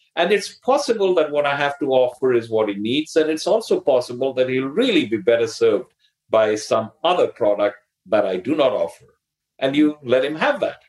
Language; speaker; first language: English; non-native, local second language; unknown